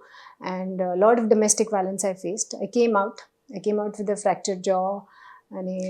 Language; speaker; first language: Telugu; non-native, learner; Hindi